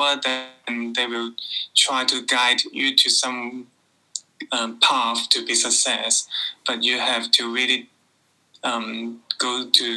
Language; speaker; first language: English; non-native, local second language; Cantonese